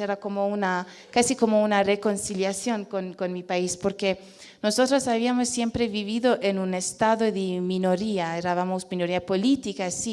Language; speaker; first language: Spanish; non-native, fluent; Persian